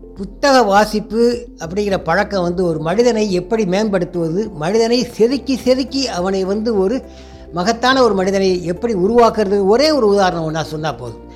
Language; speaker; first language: Tamil; native; Tamil